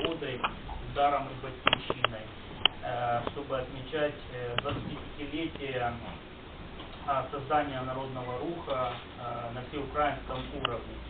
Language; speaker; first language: Russian; non-native, local second language; Ukrainian